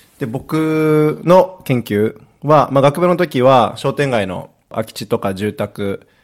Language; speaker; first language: Japanese; native; Japanese